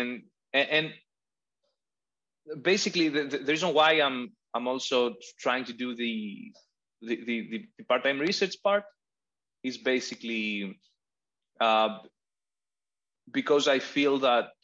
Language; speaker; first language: English; non-native, fluent; Greek